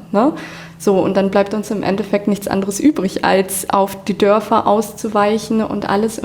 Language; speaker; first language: German; native; German